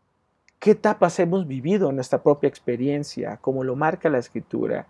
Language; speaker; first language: Spanish; native; Spanish